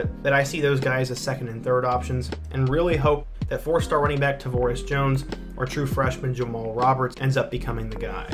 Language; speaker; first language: English; native; English